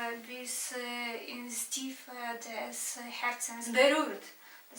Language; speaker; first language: German; non-native, fluent; Romanian